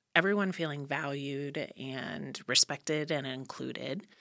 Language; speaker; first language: English; native; English